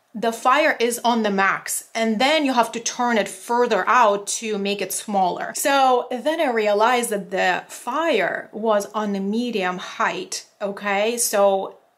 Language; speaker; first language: English; non-native, fluent; Russian